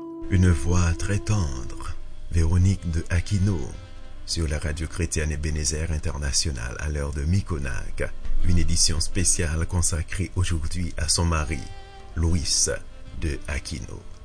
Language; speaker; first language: French; native; French